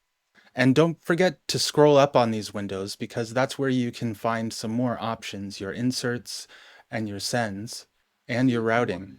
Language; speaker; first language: English; native; English